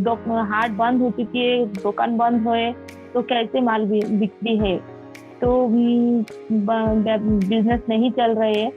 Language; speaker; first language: Hindi; non-native, local second language; Bangla